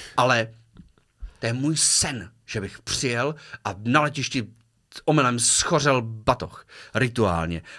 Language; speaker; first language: Czech; native; Czech